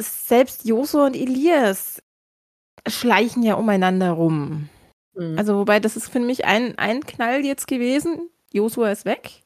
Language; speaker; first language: German; native; German